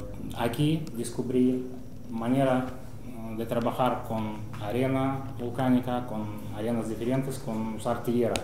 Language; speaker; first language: Spanish; non-native, fluent; Russian